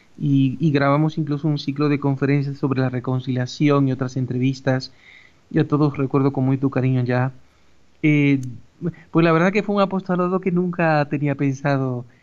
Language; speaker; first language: Spanish; native; Spanish